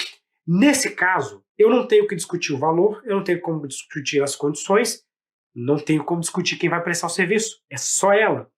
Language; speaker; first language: Portuguese; native; Portuguese